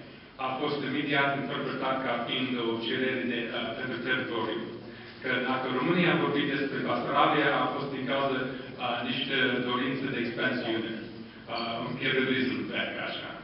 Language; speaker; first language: Romanian; non-native, fluent; English